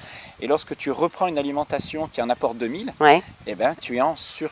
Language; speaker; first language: French; native; French